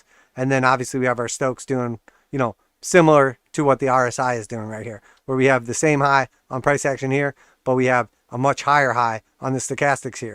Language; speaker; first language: English; native; English